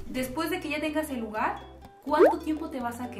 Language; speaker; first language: Spanish; native; Spanish